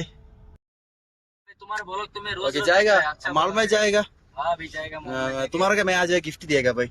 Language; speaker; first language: Hindi; non-native, learner; Malayalam